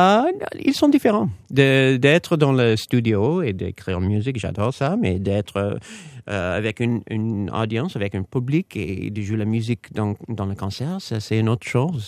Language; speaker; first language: French; non-native, fluent; English